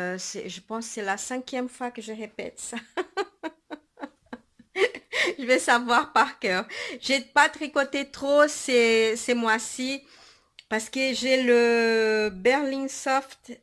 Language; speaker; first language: French; non-native, fluent; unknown